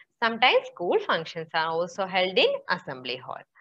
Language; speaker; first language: English; non-native, local second language; Malayalam